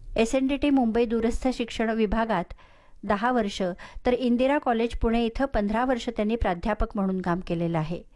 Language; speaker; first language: Marathi; native; Marathi